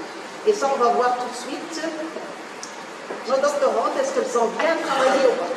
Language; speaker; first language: French; non-native, local second language; Arabic